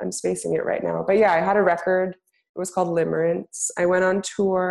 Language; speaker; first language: English; native; English